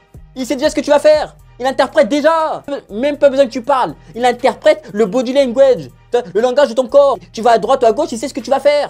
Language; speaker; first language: French; native; French